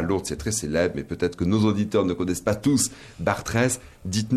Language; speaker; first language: French; native; French